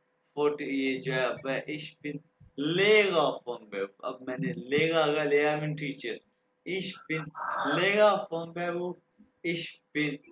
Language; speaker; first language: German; non-native, fluent; Urdu